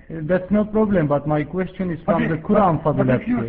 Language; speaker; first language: English; non-native, fluent; Arabic